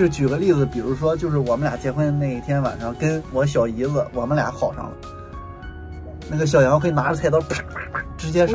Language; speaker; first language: Chinese; native; Chinese